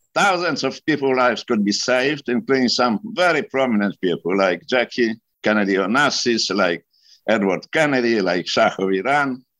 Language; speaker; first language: English; non-native, fluent; Polish